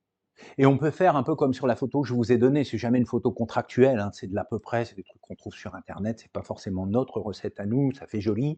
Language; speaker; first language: French; native; French